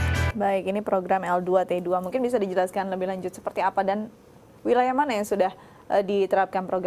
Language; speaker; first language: Indonesian; native; Indonesian